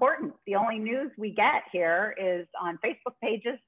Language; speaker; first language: English; native; English